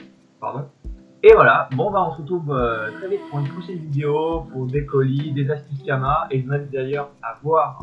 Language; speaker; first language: French; native; French